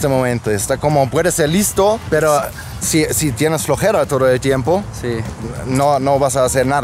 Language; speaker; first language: Spanish; non-native, fluent; German